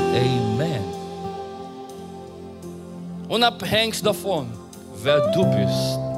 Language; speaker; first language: German; non-native, fluent; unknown